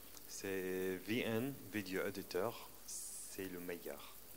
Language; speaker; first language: French; non-native, fluent; Arabic